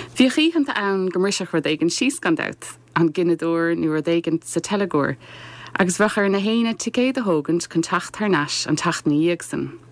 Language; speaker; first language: Irish; native; Irish